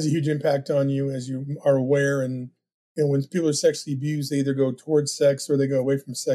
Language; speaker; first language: English; native; English